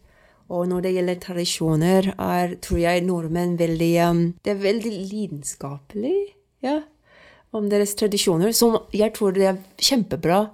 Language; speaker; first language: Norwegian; non-native, fluent; Swedish